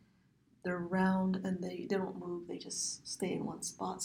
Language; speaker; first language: English; early bilingual, other home language; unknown